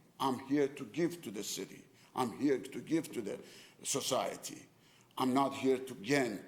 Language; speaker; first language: English; non-native, fluent; Persian